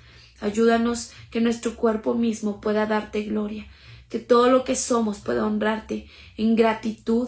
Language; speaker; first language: Spanish; native; Spanish